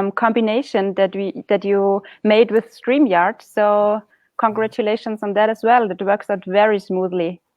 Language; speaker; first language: English; non-native, fluent; German